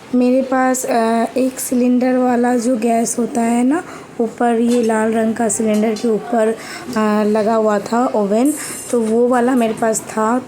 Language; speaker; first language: Hindi; non-native, local second language; Bangla